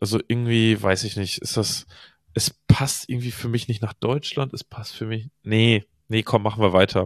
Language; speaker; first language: German; native; German